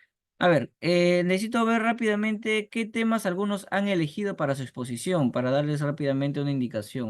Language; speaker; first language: Spanish; native; Spanish